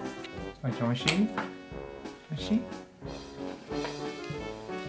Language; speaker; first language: Japanese; native; Japanese